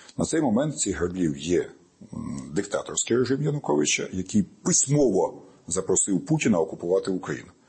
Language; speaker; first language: Ukrainian; native; Ukrainian